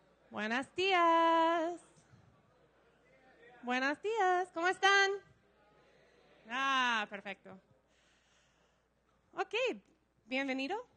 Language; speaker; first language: Spanish; non-native, learner; English